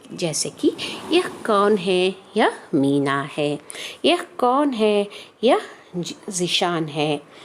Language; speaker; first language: Hindi; non-native, local second language; Kannada